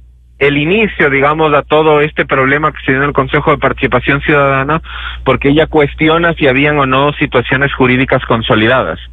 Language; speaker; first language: Spanish; native; Spanish